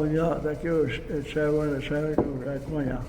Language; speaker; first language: Polish; early bilingual, heritage; Polish